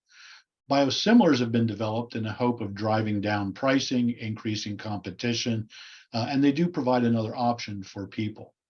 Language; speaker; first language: English; native; English